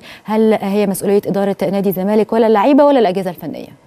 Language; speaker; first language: Arabic; native; Arabic